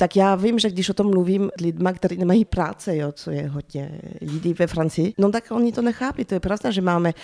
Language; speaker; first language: Czech; early bilingual, heritage; French